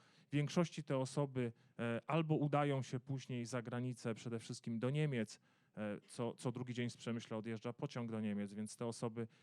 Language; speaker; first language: Polish; native; Polish